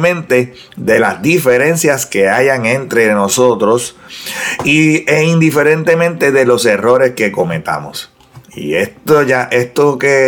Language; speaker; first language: Spanish; native; Spanish